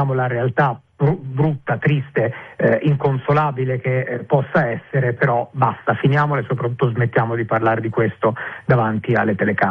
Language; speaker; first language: Italian; native; Italian